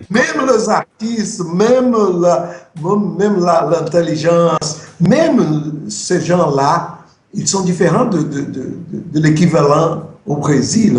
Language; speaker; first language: French; non-native, fluent; Portuguese